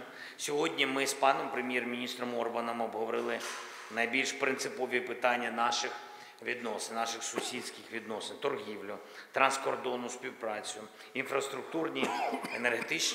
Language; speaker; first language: Ukrainian; non-native, local second language; Russian